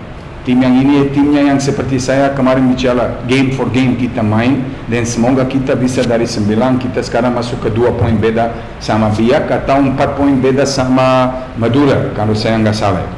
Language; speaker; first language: Indonesian; non-native, fluent; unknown